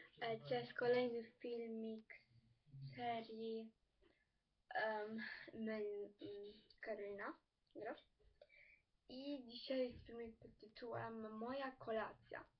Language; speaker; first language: Polish; early bilingual, heritage; Polish